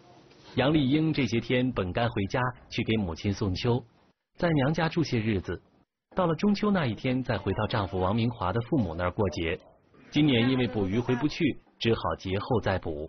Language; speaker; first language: Chinese; native; Chinese